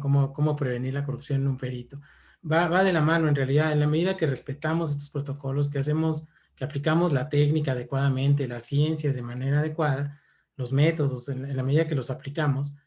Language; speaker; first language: Spanish; native; Spanish